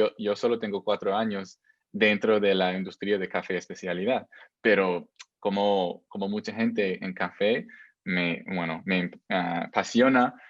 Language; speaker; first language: Spanish; non-native, fluent; English